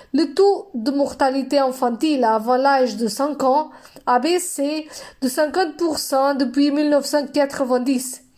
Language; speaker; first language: French; non-native, fluent; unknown